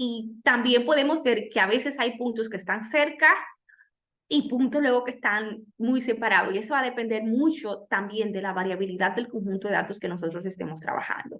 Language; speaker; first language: Spanish; native; Spanish